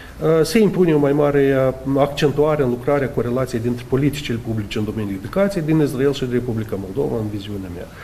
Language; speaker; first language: Romanian; native; Romanian